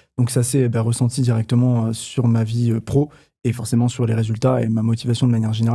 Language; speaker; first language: French; native; French